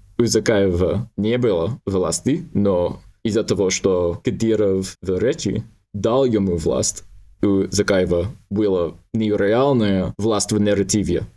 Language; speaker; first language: Russian; non-native, learner; English